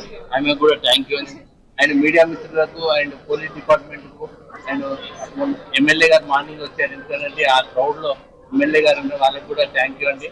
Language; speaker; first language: Telugu; native; Telugu